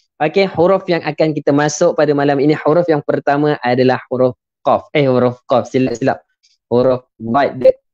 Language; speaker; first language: Malay; native; Malay